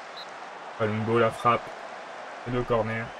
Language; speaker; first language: French; native; French